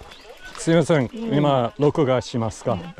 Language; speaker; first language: Japanese; non-native, learner; English